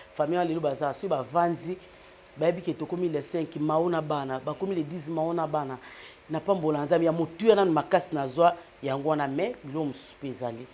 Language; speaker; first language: Lingala; native; Lingala